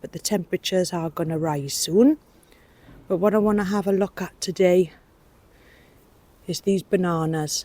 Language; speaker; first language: English; native; English